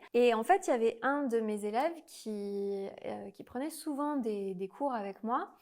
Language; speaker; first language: French; native; French